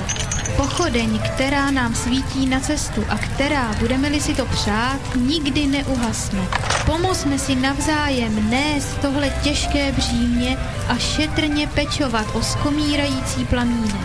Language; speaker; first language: Czech; native; Czech